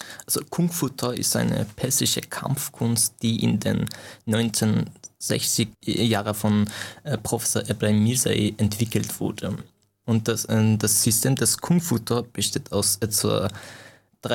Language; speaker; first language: German; non-native, fluent; Persian